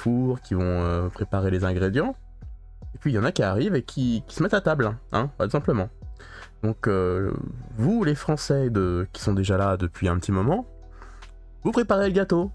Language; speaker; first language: French; native; French